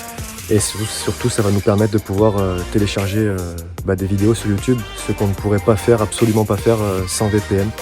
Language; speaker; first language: French; native; French